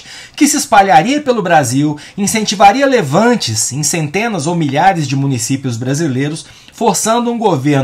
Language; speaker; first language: Portuguese; native; Portuguese